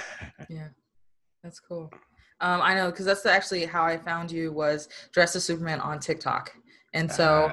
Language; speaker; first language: English; native; English